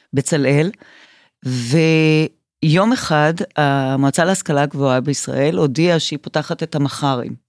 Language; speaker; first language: Hebrew; native; Hebrew